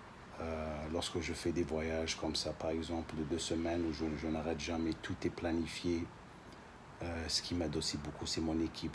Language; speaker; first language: French; non-native, local second language; Arabic